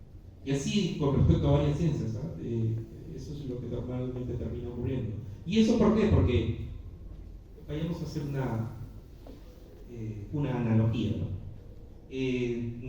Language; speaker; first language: Spanish; native; Spanish